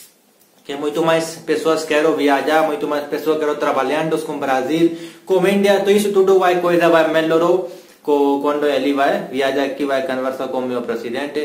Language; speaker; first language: Portuguese; non-native, learner; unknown